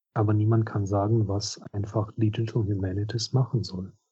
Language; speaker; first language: German; non-native, fluent; Russian